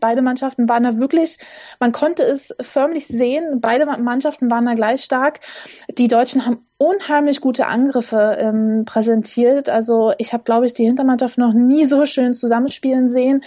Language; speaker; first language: German; native; German